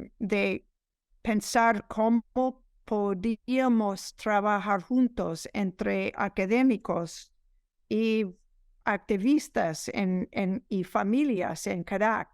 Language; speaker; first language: Spanish; non-native, fluent; English